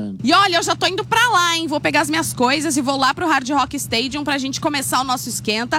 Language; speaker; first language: Portuguese; native; Portuguese